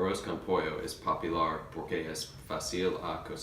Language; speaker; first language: Spanish; non-native, learner; English